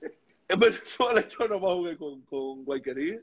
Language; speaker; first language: Spanish; native; Spanish